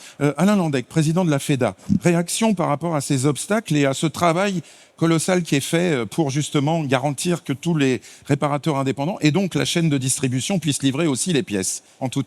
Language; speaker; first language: French; native; French